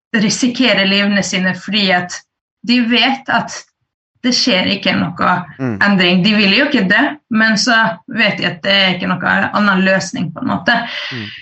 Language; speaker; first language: Norwegian; early bilingual, other home language; Persian